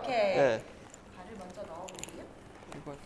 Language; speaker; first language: Korean; native; Korean